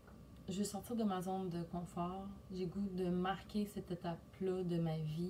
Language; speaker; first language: French; native; French